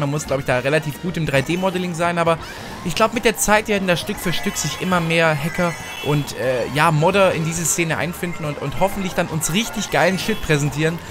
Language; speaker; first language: German; native; German